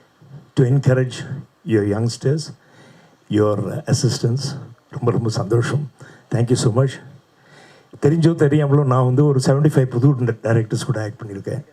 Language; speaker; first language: Tamil; native; Tamil